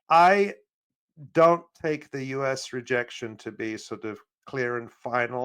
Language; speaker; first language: English; native; English